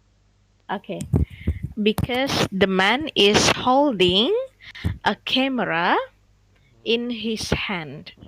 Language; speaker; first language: English; non-native, fluent; Indonesian